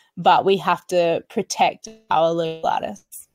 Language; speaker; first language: English; native; English